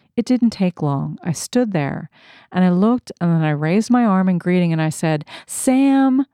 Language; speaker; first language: English; native; English